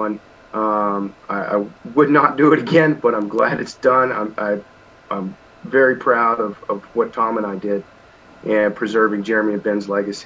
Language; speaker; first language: English; native; English